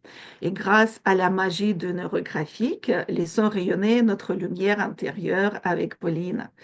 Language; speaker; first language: French; non-native, fluent; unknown